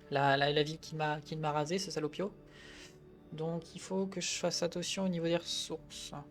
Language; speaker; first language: French; native; French